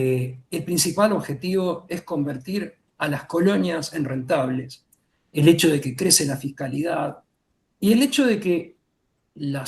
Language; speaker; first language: Spanish; native; Spanish